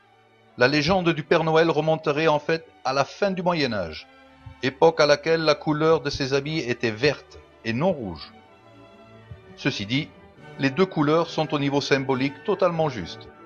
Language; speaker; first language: French; native; French